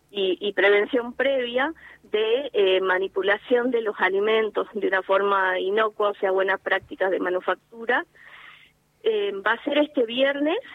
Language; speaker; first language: Spanish; native; Spanish